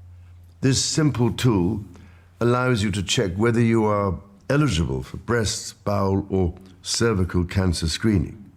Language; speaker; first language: English; native; English